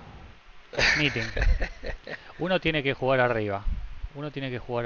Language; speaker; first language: Spanish; native; Spanish